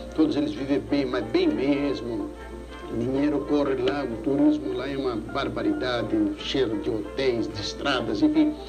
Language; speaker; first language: Portuguese; early bilingual, other home language; Greek